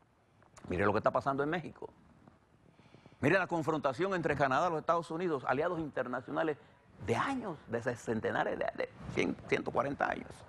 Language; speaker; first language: Spanish; native; Spanish